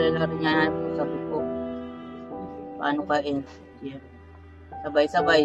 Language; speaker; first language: Filipino; non-native, local second language; Bikol